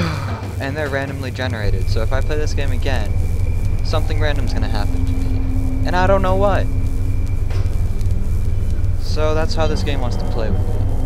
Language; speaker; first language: English; native; English